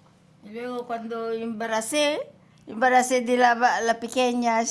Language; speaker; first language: Spanish; non-native, learner; Filipino